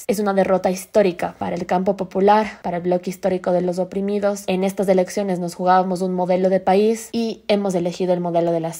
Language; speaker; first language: Spanish; native; Spanish